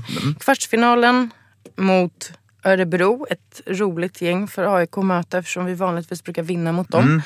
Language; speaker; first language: Swedish; native; Swedish